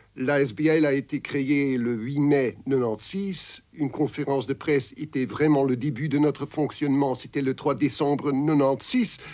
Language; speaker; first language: French; non-native, local second language; Dutch